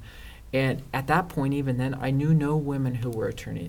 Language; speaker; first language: English; native; English